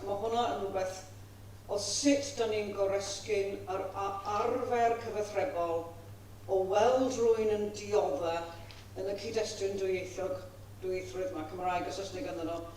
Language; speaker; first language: Welsh; non-native, fluent; English